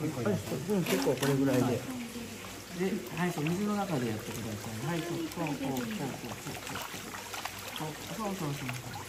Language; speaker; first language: Japanese; native; Japanese